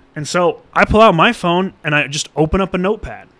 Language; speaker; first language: English; native; English